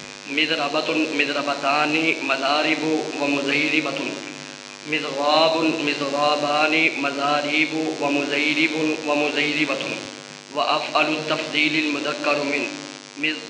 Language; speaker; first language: Arabic; non-native, learner; Urdu